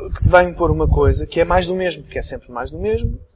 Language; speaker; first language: Portuguese; early bilingual, other home language; English